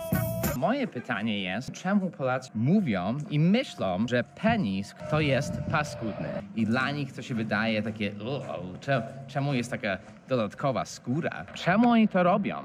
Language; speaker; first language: Polish; non-native, fluent; English